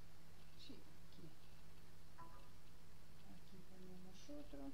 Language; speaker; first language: Spanish; non-native, learner; Russian